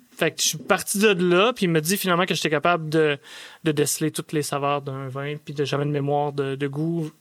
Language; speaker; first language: French; native; French